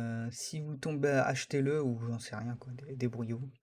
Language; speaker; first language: French; native; French